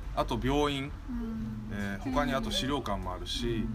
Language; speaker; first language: Japanese; native; Japanese